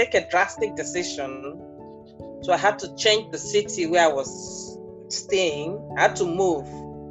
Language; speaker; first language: English; non-native, local second language; Ibibio